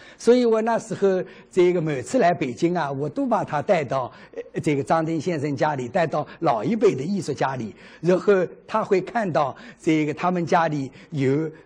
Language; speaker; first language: Chinese; native; Chinese